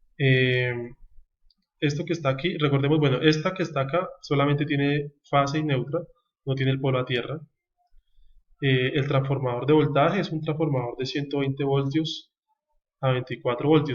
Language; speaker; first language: Spanish; native; Spanish